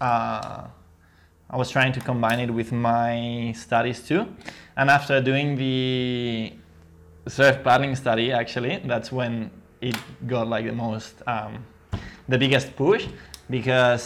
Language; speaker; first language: English; non-native, fluent; Spanish